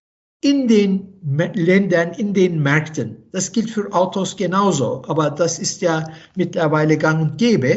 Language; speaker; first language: German; non-native, fluent; Turkish